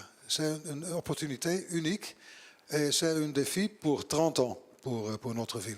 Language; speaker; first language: French; non-native, learner; Dutch